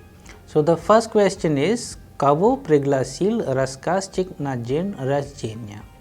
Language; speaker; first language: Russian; non-native, fluent; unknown